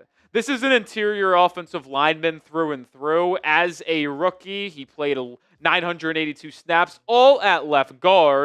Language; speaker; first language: English; native; English